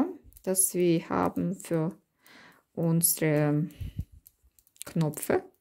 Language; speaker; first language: German; non-native, learner; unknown